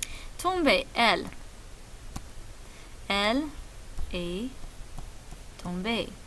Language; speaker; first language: French; non-native, fluent; English